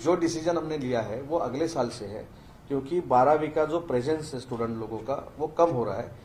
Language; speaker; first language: Hindi; non-native, local second language; Marathi